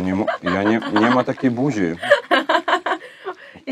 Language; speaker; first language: Polish; non-native, learner; Russian